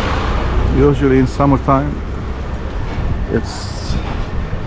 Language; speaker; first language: English; non-native, fluent; Turkish